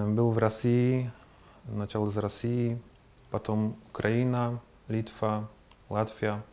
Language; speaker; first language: Russian; non-native, fluent; Polish